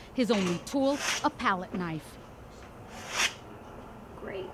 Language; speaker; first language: English; native; English